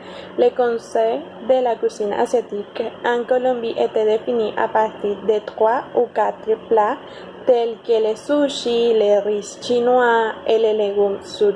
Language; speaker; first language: French; non-native, learner; Spanish